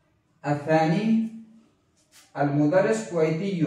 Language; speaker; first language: Arabic; non-native, fluent; Urdu